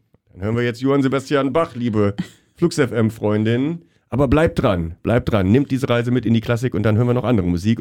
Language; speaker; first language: German; native; German